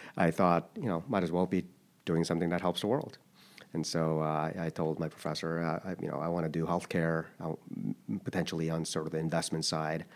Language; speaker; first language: English; early bilingual, other home language; Korean